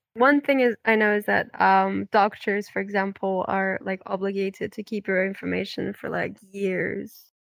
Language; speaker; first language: English; non-native, fluent; Dutch